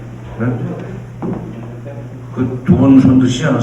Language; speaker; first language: Korean; native; Korean